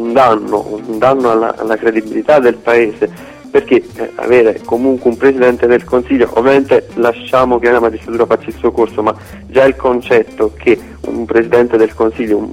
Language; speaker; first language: Italian; native; Italian